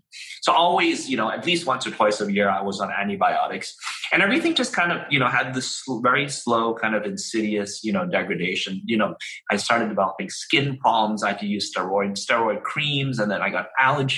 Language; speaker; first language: English; non-native, local second language; Cantonese